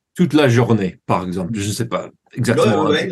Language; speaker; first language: French; non-native, learner; English